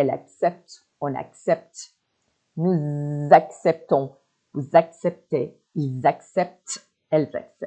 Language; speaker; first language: French; non-native, fluent; Persian